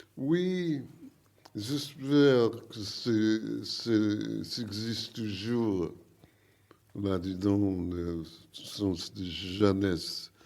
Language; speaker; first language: French; non-native, learner; English